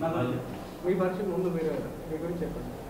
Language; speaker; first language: Telugu; native; Telugu